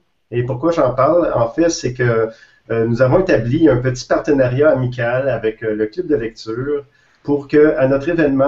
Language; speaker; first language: French; native; French